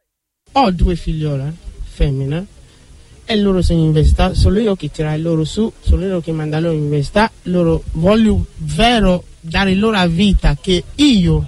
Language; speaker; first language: Italian; non-native, learner; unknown